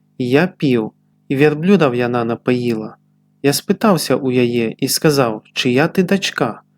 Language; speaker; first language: Belarusian; native; Belarusian